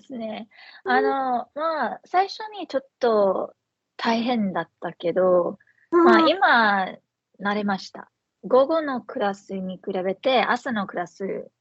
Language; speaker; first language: Japanese; non-native, fluent; English